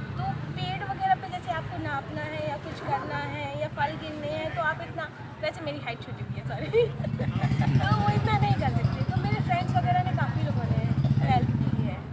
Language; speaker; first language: Hindi; native; Hindi